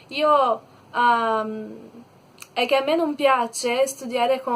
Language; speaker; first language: Italian; non-native, learner; Portuguese